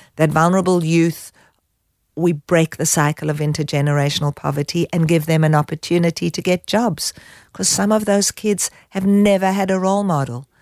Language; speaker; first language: English; native; English